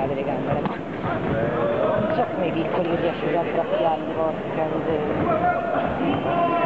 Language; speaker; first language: Italian; non-native, fluent; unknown